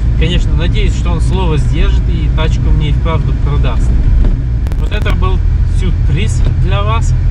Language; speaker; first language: Russian; early bilingual, heritage; Russian